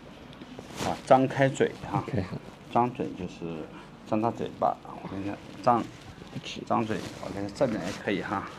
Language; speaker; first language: Chinese; native; Chinese